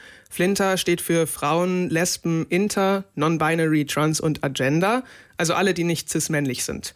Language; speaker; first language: German; native; German